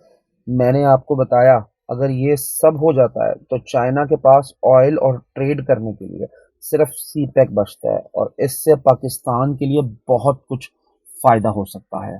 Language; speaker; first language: Urdu; native; Urdu